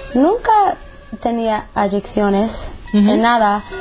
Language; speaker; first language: Spanish; non-native, fluent; English